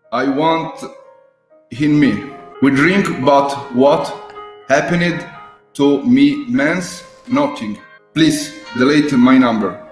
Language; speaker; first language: English; non-native, learner; Italian